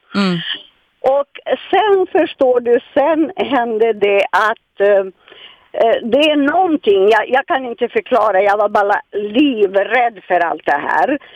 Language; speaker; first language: Swedish; non-native, fluent; Serbian